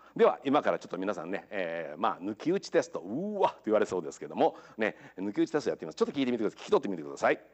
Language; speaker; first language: Japanese; native; Japanese